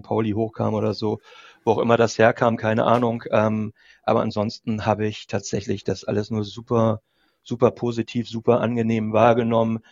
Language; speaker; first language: German; native; German